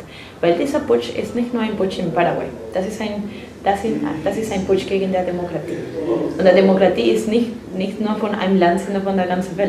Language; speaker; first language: German; non-native, fluent; Spanish